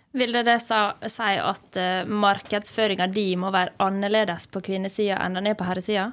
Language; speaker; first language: Norwegian; native; Norwegian